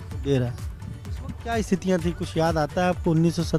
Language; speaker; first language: Hindi; native; Hindi